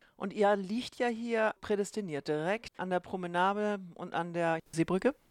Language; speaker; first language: German; native; German